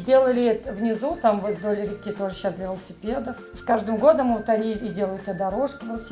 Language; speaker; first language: Russian; native; Russian